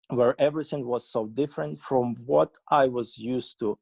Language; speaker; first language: English; non-native, fluent; Ukrainian